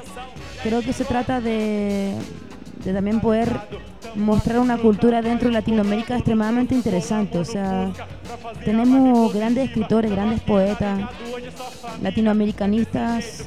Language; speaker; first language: Spanish; early bilingual, heritage; Spanish